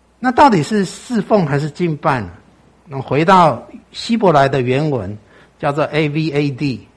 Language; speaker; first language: Chinese; native; Chinese